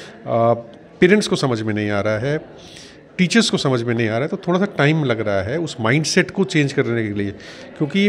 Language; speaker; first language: Hindi; native; Hindi